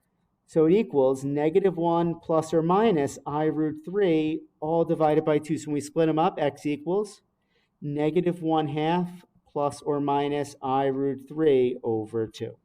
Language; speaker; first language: English; native; English